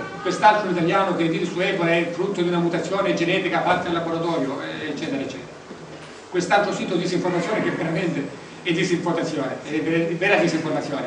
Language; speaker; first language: Italian; native; Italian